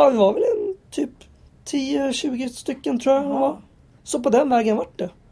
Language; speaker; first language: Swedish; native; Swedish